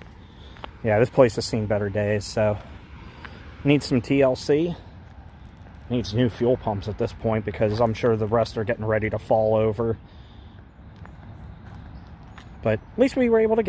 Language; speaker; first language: English; native; English